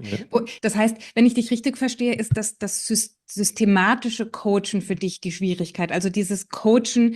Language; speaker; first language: German; native; German